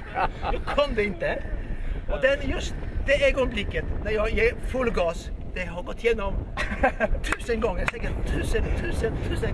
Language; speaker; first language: Swedish; non-native, fluent; Polish